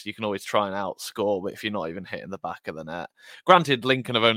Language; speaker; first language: English; native; English